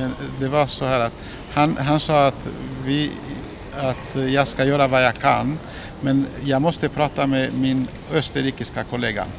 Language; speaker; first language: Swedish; non-native, fluent; Romanian